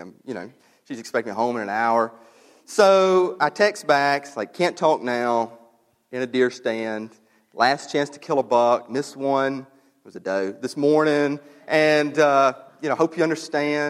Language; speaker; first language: English; native; English